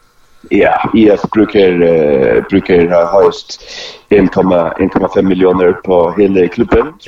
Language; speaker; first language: Danish; non-native, local second language; Faroese